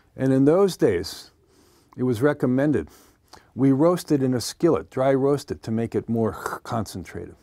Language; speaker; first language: English; native; English